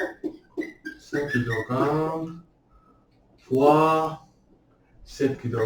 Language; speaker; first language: French; non-native, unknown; Spanish